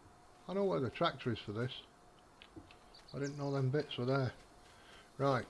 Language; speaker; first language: English; native; English